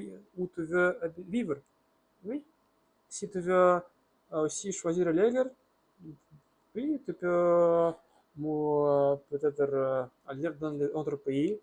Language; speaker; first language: French; non-native, learner; Russian